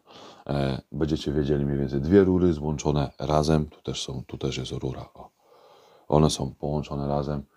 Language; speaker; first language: Polish; native; Polish